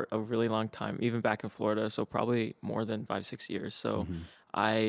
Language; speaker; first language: English; native; English